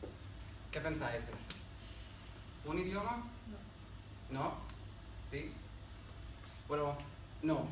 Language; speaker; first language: Spanish; non-native, learner; Hebrew